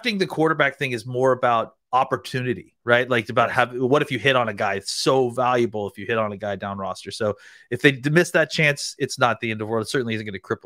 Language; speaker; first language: English; native; English